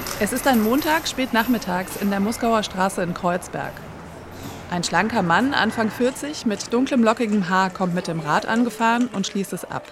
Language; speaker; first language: German; native; German